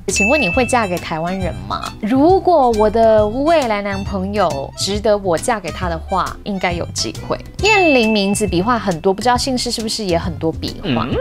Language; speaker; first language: Chinese; native; Chinese